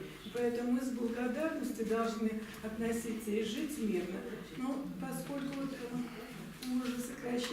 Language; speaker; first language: Russian; native; Russian